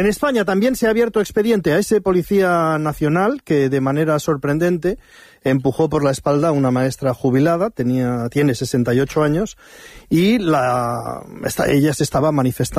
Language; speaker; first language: Spanish; native; Spanish